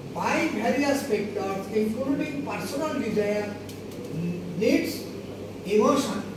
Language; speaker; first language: English; non-native, local second language; Bangla